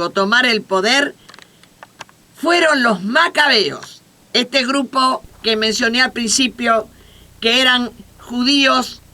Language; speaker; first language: Spanish; native; Spanish